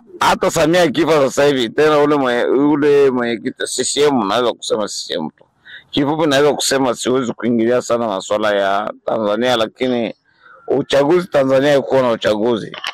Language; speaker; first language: Swahili; native; Swahili